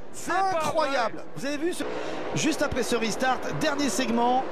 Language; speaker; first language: French; native; French